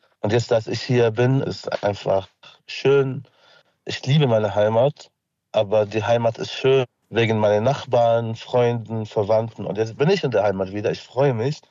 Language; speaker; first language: German; non-native, fluent; Arabic